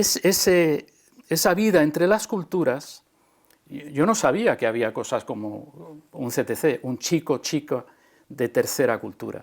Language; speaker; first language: Spanish; early bilingual, other home language; English